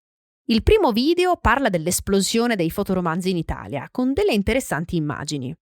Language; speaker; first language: Italian; native; Italian